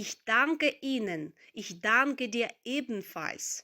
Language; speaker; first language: German; non-native, learner; Ukrainian